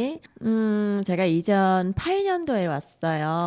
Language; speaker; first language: Korean; non-native, fluent; Vietnamese